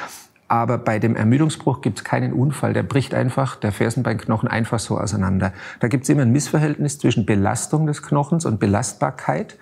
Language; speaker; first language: German; native; German